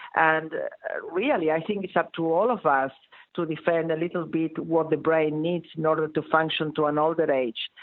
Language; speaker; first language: English; non-native, fluent; Spanish